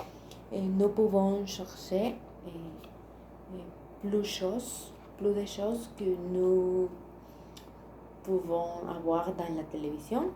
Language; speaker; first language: French; non-native, learner; Spanish